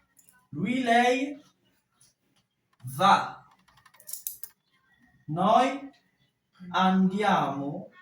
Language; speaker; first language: Italian; non-native, fluent; French